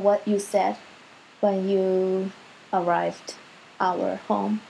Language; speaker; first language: English; non-native, learner; Japanese